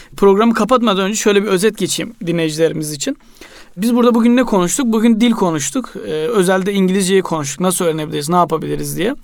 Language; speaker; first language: Turkish; native; Turkish